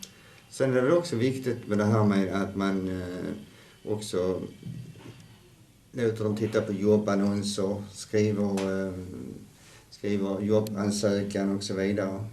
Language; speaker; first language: Swedish; native; Swedish